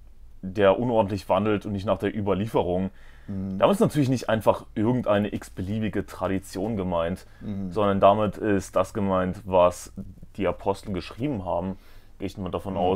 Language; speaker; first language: German; native; German